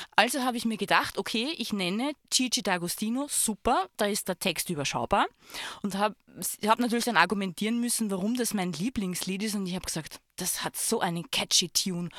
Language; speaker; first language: German; native; German